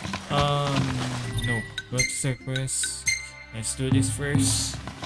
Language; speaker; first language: English; non-native, local second language; Filipino